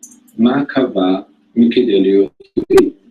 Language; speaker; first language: Hebrew; early bilingual, other home language; Amharic